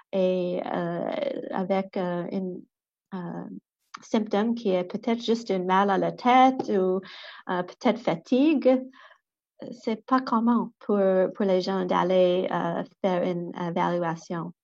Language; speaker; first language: French; non-native, local second language; English